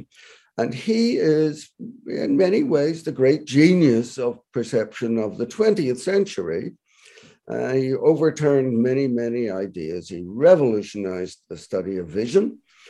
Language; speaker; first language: English; native; English